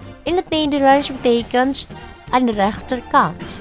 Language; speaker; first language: Dutch; non-native, fluent; Indonesian